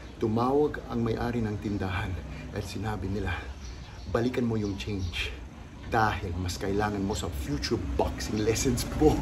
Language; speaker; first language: Filipino; early bilingual, heritage; Filipino